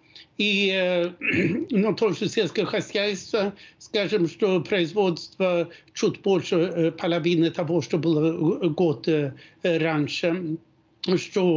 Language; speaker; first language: Russian; non-native, fluent; Swedish